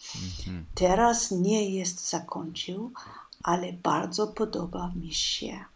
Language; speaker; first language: Polish; non-native, learner; English